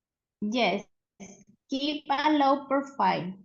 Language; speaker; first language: English; non-native, learner; Spanish